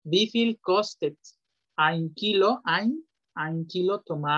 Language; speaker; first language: German; non-native, fluent; Spanish